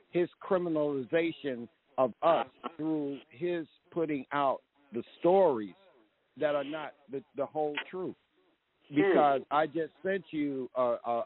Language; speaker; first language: English; native; English